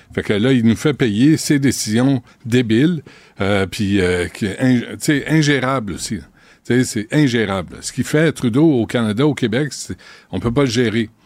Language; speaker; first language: French; native; French